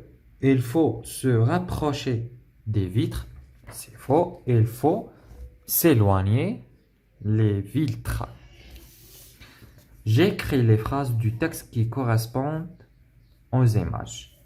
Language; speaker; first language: French; non-native, local second language; Arabic